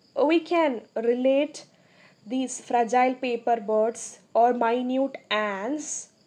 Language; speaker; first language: English; non-native, local second language; Malayalam